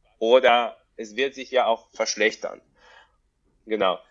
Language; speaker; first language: German; non-native, fluent; Russian